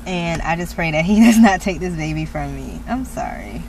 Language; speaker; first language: English; native; English